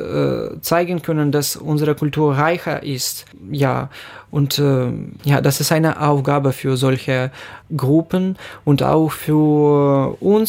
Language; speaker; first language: German; non-native, fluent; Ukrainian